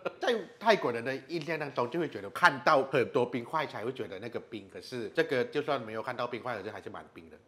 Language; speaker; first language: Chinese; non-native, fluent; Thai